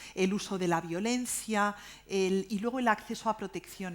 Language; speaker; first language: Spanish; native; Spanish